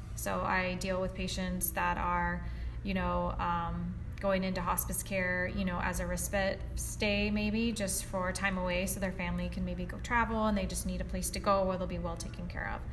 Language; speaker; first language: English; native; English